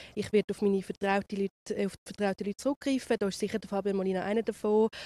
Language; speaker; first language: German; native; German